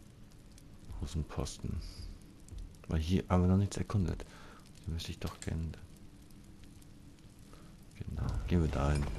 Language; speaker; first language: German; native; German